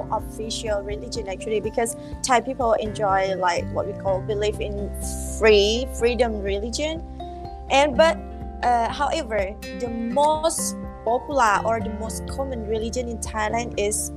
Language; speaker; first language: English; non-native, fluent; Thai